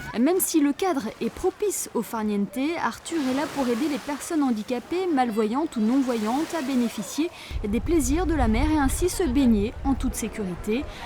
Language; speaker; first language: French; native; French